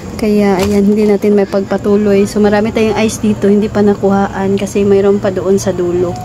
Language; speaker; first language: Filipino; non-native, local second language; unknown